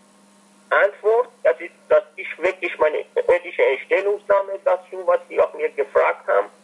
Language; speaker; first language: German; non-native, fluent; Persian